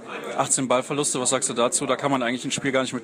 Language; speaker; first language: German; native; German